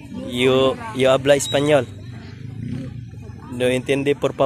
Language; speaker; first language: Spanish; non-native, learner; Cebuano